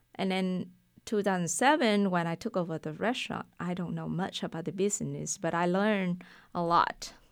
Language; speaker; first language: English; non-native, fluent; Vietnamese